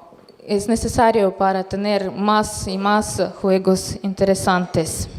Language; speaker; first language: Spanish; non-native, fluent; Russian